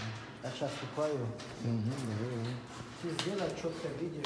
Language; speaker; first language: Russian; non-native, learner; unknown